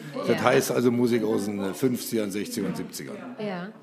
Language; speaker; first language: German; native; German